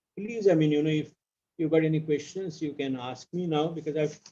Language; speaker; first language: English; non-native, local second language; Marathi